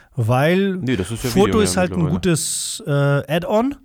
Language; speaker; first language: German; non-native, fluent; Russian